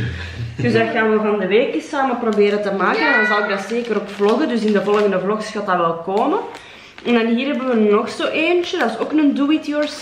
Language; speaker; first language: Dutch; native; Dutch